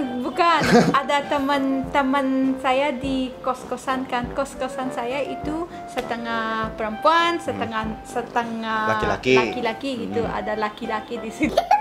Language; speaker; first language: Indonesian; non-native, fluent; Manipuri